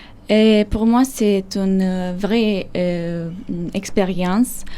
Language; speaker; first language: French; non-native, fluent; Romanian